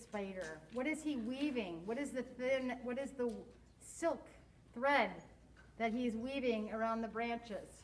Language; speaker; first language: English; native; English